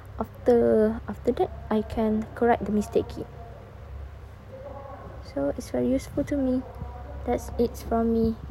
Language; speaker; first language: English; non-native, learner; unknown